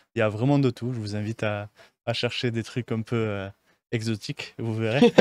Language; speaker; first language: French; native; French